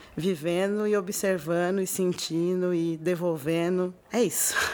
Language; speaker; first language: Portuguese; native; Portuguese